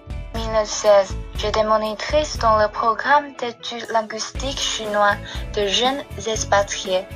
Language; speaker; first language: French; non-native, fluent; Chinese